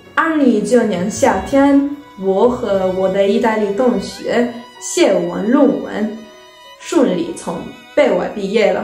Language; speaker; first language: Chinese; non-native, fluent; Italian